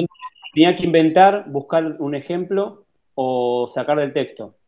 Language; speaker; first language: Spanish; native; Spanish